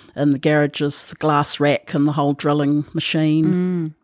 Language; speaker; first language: English; native; English